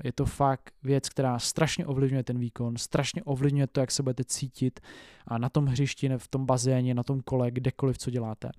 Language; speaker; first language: Czech; native; Czech